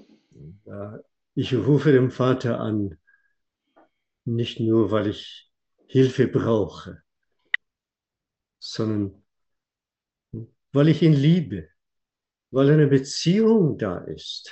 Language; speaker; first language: German; non-native, fluent; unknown